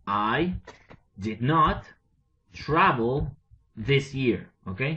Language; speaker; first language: English; non-native, fluent; Spanish